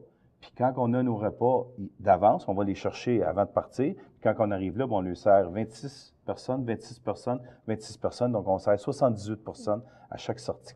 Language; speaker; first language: French; native; French